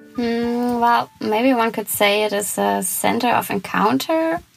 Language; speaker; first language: English; non-native, fluent; German